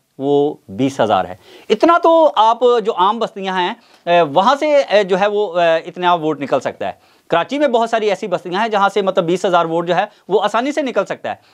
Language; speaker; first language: Urdu; non-native, local second language; Punjabi